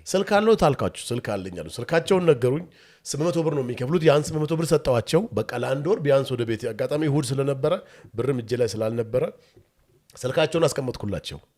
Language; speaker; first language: Amharic; non-native, local second language; Oromo